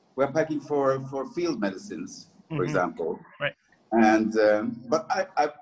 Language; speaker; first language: English; early bilingual, other home language; French